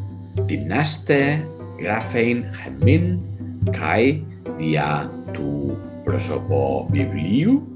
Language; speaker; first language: Greek; non-native, learner; English